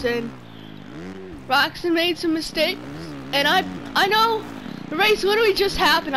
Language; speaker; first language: English; native; English